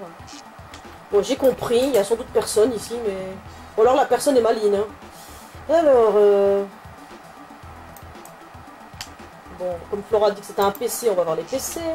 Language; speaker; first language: French; native; French